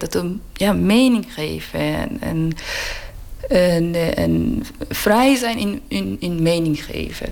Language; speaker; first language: Dutch; non-native, learner; Persian